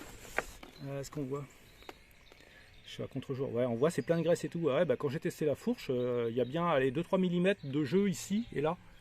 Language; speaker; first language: French; native; French